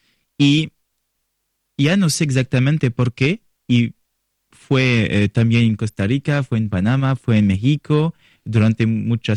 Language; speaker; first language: Spanish; non-native, learner; French